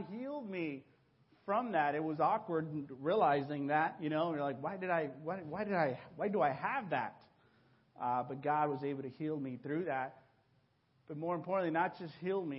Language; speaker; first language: English; early bilingual, other home language; Spanish